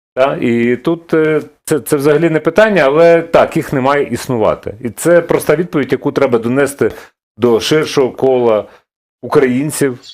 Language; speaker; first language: Ukrainian; non-native, local second language; Russian